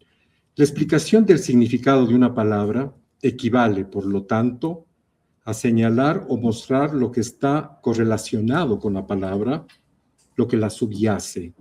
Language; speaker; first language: Spanish; native; Spanish